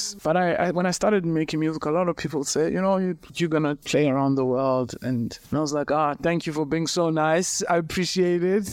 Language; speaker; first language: English; non-native, local second language; Xhosa